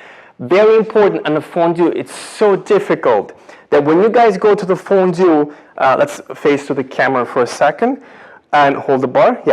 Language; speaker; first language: English; non-native, fluent; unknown